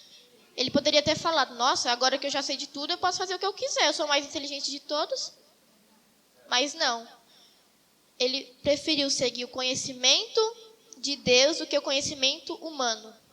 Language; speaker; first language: Portuguese; native; Portuguese